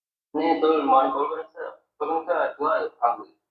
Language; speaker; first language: Korean; non-native, learner; Sinhala